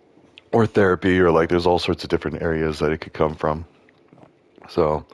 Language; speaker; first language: English; native; English